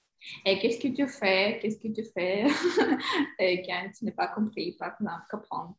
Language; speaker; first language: French; non-native, learner; Ukrainian